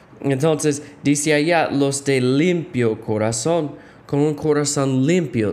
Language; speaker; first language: Spanish; non-native, fluent; English